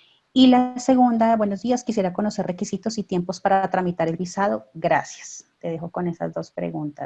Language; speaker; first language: Spanish; native; Spanish